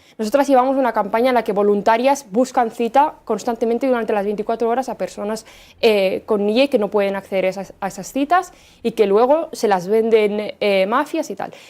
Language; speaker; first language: Spanish; early bilingual, other home language; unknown